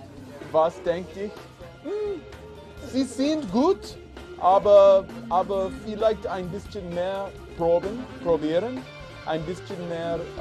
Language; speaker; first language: German; non-native, learner; English